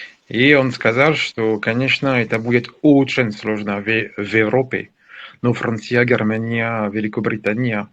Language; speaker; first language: Russian; non-native, learner; French